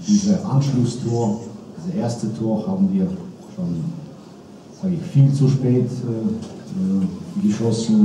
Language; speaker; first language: German; non-native, fluent; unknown